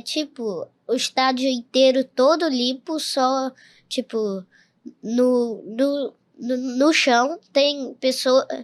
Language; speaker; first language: Portuguese; early bilingual, heritage; Portuguese